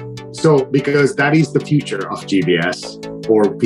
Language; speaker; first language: English; non-native, local second language; Sinhala